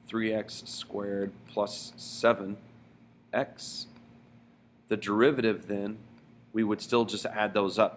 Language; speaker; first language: English; native; English